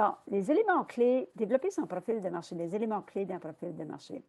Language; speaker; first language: French; native; French